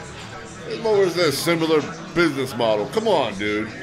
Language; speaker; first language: English; native; English